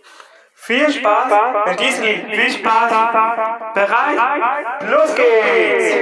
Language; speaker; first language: German; non-native, learner; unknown